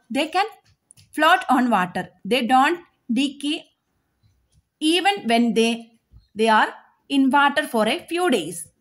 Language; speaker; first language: English; non-native, local second language; Malayalam